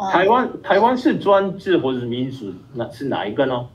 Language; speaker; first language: Chinese; non-native, fluent; Japanese